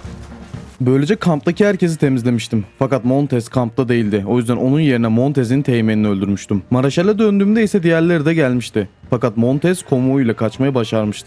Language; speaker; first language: Turkish; native; Turkish